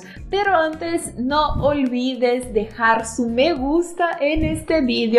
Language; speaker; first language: Spanish; non-native, fluent; Portuguese